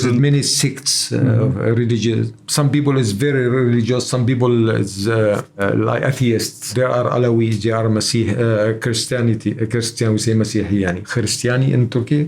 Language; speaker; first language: English; non-native, learner; Arabic